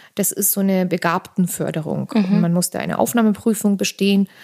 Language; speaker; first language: German; non-native, fluent; Armenian